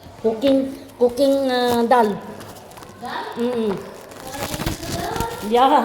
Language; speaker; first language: English; non-native, local second language; Filipino